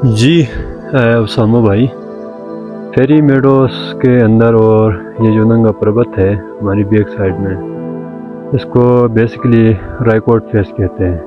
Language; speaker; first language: Urdu; non-native, local second language; Sicilian